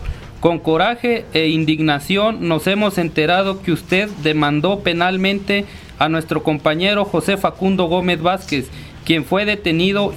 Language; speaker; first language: Spanish; native; Spanish